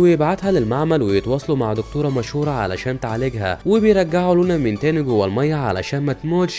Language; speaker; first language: Arabic; native; Arabic